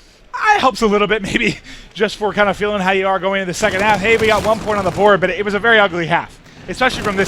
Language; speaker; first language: English; native; English